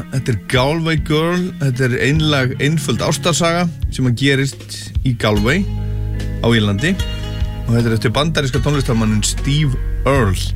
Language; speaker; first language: Icelandic; native; Icelandic